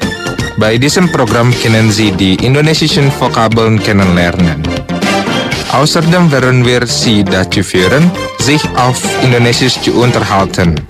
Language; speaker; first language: German; non-native, fluent; Indonesian